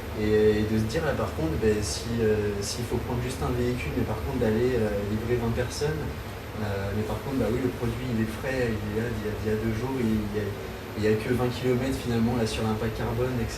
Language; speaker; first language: French; native; French